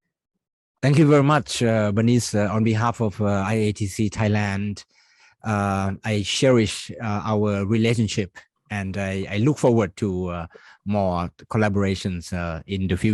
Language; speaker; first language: English; non-native, fluent; Thai